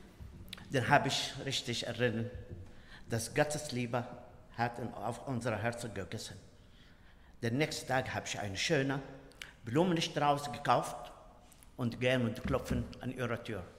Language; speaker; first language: German; non-native, learner; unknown